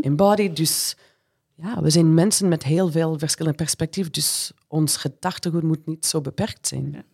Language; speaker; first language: Dutch; non-native, fluent; English